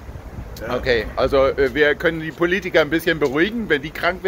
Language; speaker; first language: German; native; German